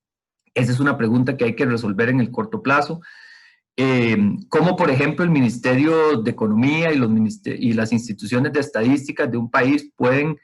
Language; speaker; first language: Spanish; native; Spanish